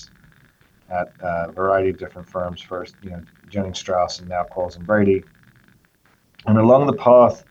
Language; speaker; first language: English; native; English